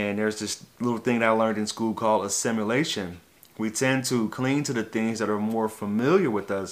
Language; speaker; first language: English; native; English